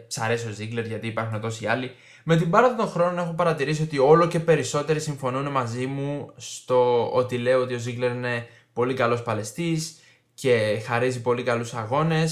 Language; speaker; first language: Greek; native; Greek